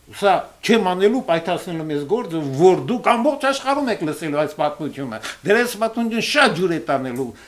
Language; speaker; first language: Armenian; early bilingual, heritage; Armenian